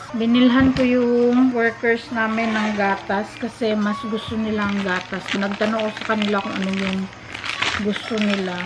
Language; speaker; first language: Filipino; non-native, local second language; Cebuano